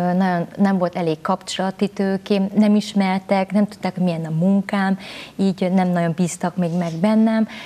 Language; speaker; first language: Hungarian; early bilingual, other home language; Vietnamese